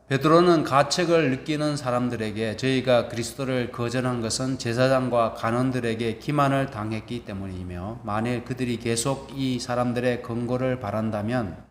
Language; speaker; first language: Korean; native; Korean